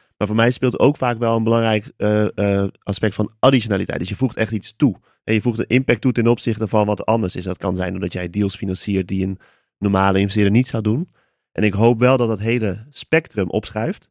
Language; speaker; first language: Dutch; native; Dutch